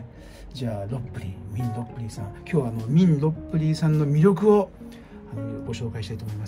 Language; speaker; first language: Japanese; native; Japanese